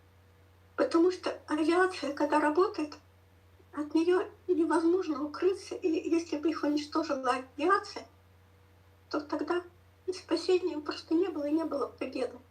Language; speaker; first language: Russian; native; Russian